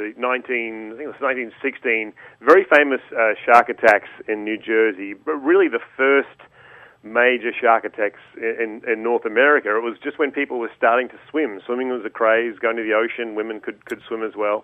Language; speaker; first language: English; native; English